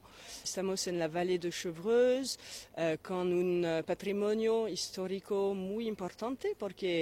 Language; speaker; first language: Spanish; non-native, fluent; French